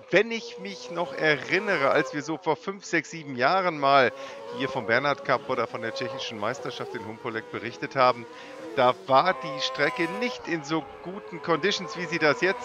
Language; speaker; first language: German; native; German